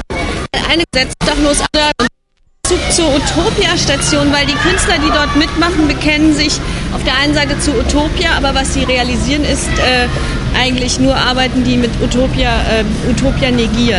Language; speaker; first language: German; native; German